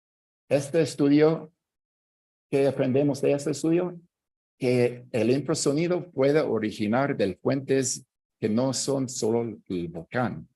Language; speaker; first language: Spanish; non-native, fluent; English